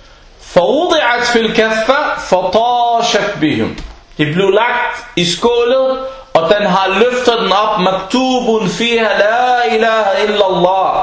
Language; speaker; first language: Danish; non-native, local second language; Arabic